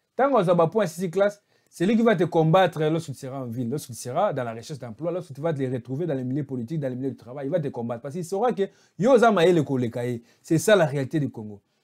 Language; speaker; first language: French; non-native, local second language; Lingala